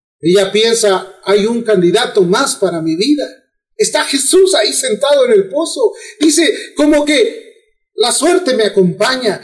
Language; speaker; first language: Spanish; native; Spanish